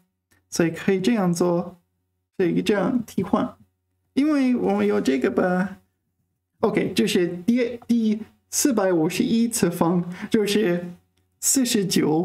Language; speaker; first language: Chinese; non-native, fluent; English